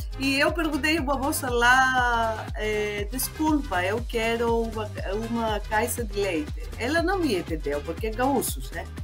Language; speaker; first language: Portuguese; non-native, fluent; Greek